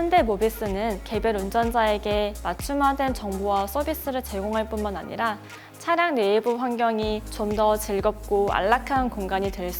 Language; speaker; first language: Korean; native; Korean